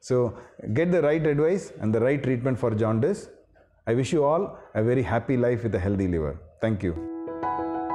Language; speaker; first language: English; non-native, local second language; Tamil